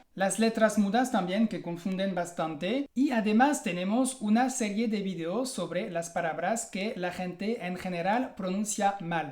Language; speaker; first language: Spanish; non-native, fluent; French